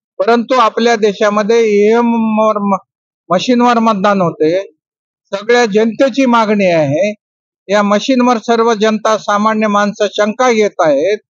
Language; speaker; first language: Marathi; native; Marathi